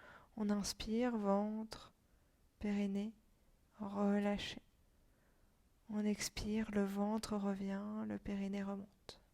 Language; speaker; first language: French; native; French